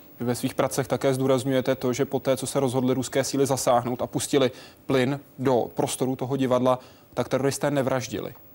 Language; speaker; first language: Czech; native; Czech